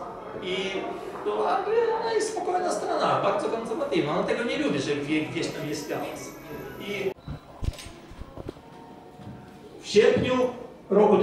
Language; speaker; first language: Polish; non-native, fluent; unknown